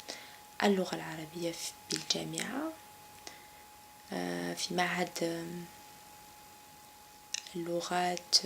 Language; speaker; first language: Arabic; non-native, local second language; Kabyle